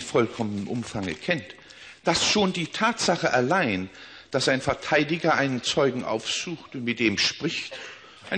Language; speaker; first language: German; native; German